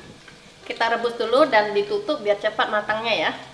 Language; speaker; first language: Indonesian; native; Indonesian